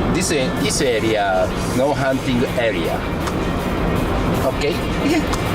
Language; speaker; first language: English; non-native, learner; Japanese